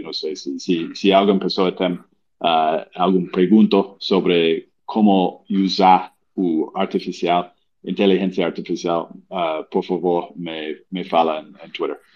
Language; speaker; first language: Portuguese; non-native, learner; English